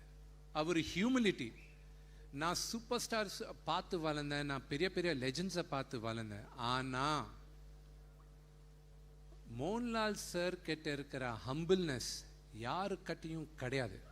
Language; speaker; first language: Tamil; non-native, local second language; Telugu